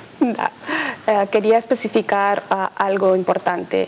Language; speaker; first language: Spanish; native; Spanish